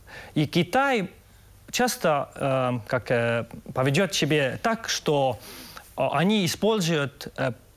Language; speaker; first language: Russian; non-native, local second language; Estonian